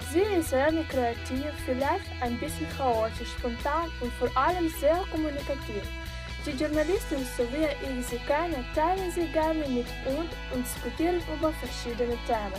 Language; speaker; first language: German; non-native, learner; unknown